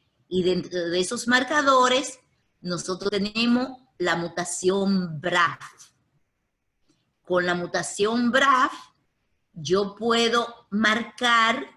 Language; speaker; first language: Spanish; native; Spanish